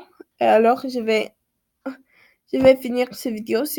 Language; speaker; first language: French; non-native, learner; English